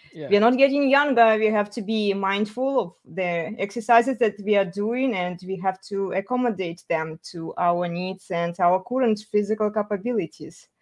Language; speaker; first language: English; non-native, fluent; Russian